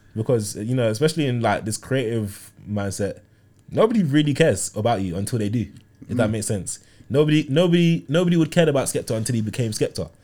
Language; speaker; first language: English; early bilingual, other home language; Yoruba